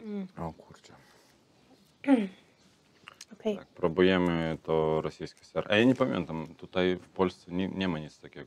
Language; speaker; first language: Polish; non-native, learner; Russian